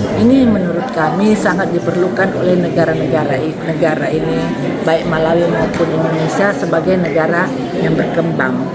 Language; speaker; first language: Indonesian; native; Indonesian